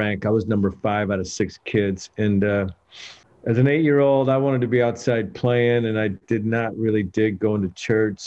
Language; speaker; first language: English; native; English